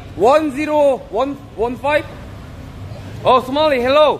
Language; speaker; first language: English; non-native, learner; Korean